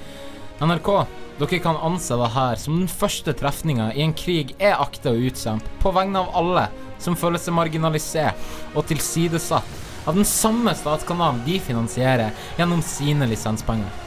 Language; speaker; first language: Norwegian; native; Norwegian